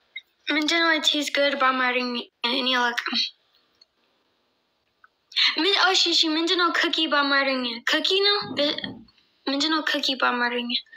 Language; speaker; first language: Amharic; non-native, learner; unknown